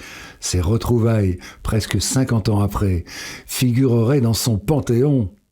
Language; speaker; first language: French; native; French